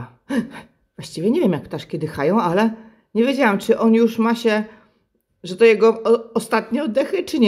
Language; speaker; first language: Polish; native; Polish